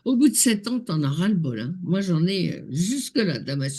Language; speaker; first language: French; native; French